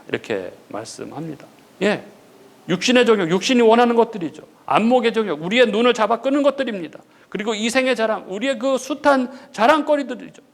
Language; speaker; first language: Korean; native; Korean